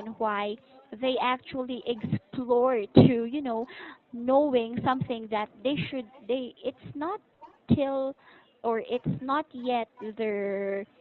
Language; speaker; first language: English; non-native, local second language; Filipino